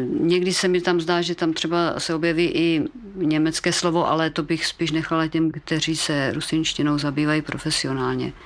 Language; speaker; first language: Czech; native; Czech